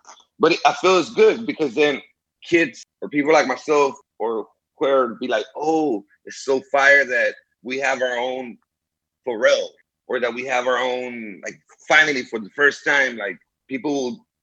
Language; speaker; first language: English; early bilingual, other home language; Spanish